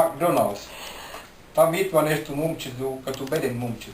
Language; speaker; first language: Bulgarian; non-native, learner; Finnish